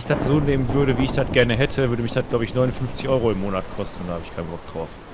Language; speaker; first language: German; native; German